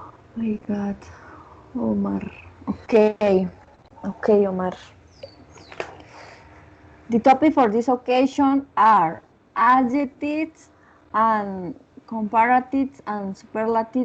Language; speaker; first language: English; non-native, learner; Spanish